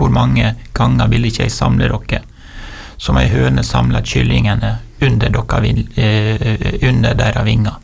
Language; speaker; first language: Norwegian; native; Norwegian